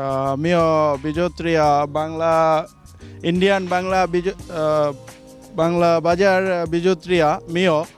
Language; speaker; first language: Italian; non-native, learner; Bangla